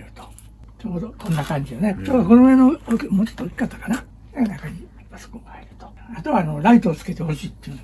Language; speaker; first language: Japanese; native; Japanese